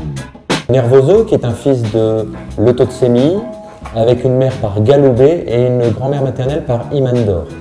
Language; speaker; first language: French; native; French